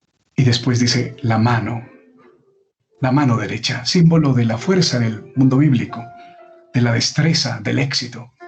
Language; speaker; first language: Spanish; native; Spanish